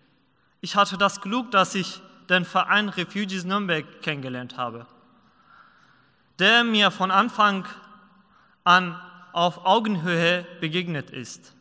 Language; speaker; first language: German; non-native, learner; Persian